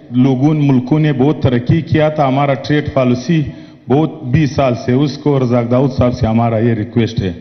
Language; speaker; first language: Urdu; non-native, local second language; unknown